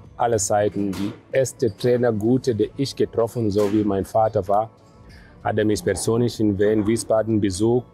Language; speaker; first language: German; non-native, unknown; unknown